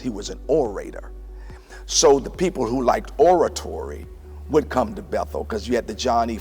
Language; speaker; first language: English; native; English